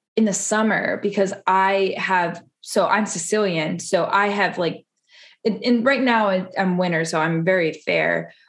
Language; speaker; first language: English; early bilingual, other home language; Italian